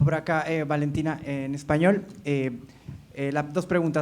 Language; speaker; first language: Spanish; native; Spanish